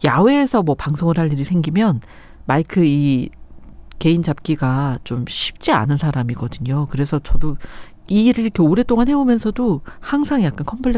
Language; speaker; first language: Korean; native; Korean